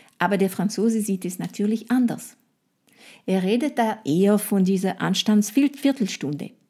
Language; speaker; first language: German; non-native, fluent; French